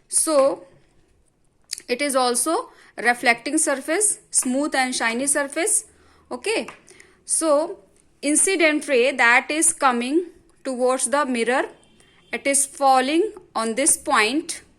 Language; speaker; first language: English; non-native, local second language; Hindi